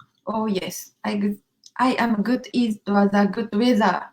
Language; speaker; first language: English; non-native, learner; Japanese